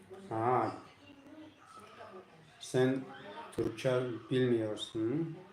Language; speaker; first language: Turkish; non-native, learner; Tajik